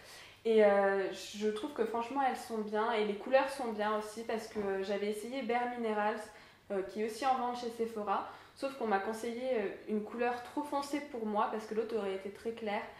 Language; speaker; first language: French; native; French